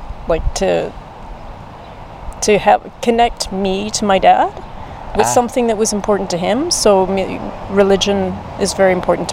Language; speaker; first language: English; native; English